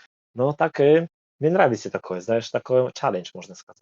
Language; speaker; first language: Russian; non-native, learner; Polish